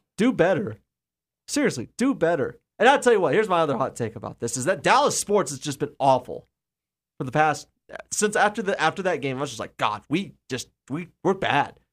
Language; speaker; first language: English; native; English